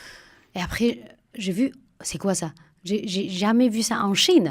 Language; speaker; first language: French; non-native, fluent; Chinese